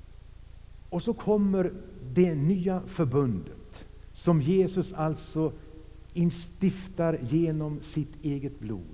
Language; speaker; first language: Swedish; native; Swedish